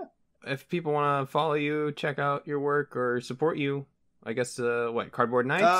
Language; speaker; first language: English; native; English